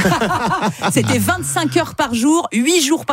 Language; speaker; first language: French; native; French